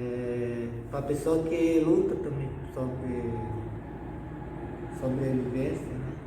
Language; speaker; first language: Portuguese; non-native, local second language; Guarani